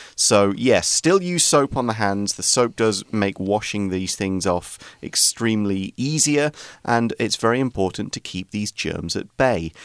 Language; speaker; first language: English; native; English